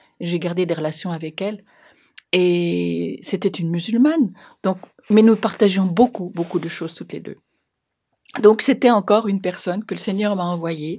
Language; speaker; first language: French; native; French